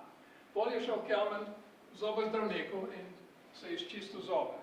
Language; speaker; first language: Slovenian; early bilingual, heritage; Slovenian